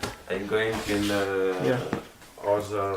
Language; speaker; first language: English; non-native, learner; Russian